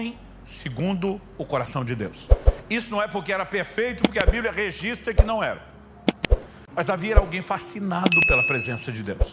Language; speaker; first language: Portuguese; native; Portuguese